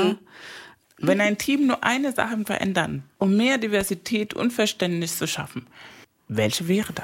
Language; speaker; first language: German; native; German